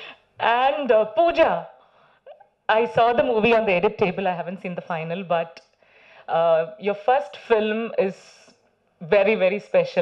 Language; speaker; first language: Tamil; non-native, learner; Malayalam